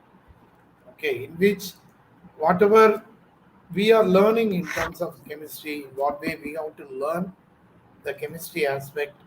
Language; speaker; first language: English; non-native, local second language; Tamil